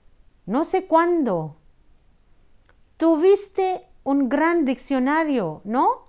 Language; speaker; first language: Spanish; non-native, fluent; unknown